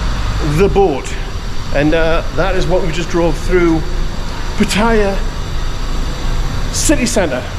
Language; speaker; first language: English; native; English